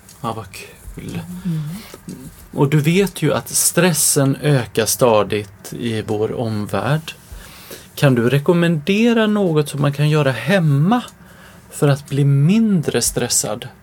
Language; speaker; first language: Swedish; native; Swedish